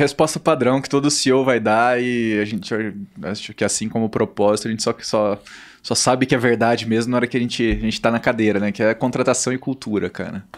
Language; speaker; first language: Portuguese; native; Portuguese